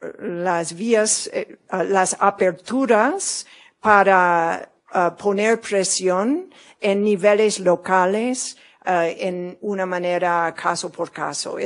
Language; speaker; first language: Spanish; non-native, fluent; English